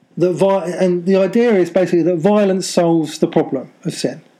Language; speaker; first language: English; native; English